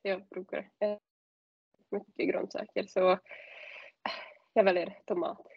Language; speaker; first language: Swedish; non-native, fluent; Czech